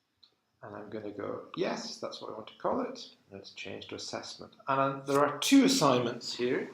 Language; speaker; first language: English; native; English